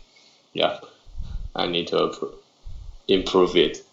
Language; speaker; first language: English; non-native, learner; Chinese